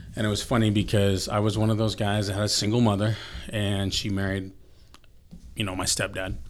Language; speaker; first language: English; early bilingual, other home language; Filipino